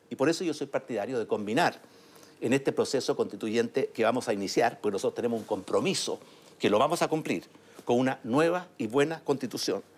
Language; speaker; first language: Spanish; native; Spanish